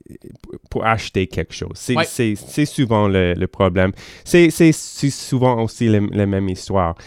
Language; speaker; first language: French; non-native, local second language; English